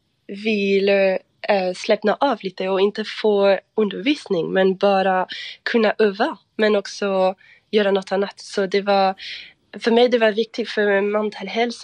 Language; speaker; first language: Swedish; non-native, fluent; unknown